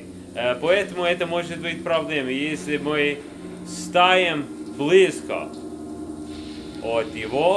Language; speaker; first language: Russian; non-native, learner; English